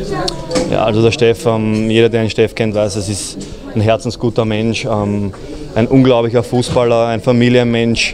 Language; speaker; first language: German; native; German